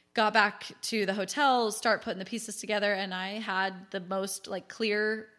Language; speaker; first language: English; native; English